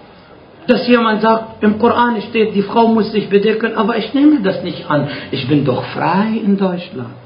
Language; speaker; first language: German; non-native, fluent; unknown